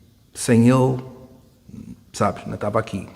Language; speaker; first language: Portuguese; early bilingual, heritage; Portuguese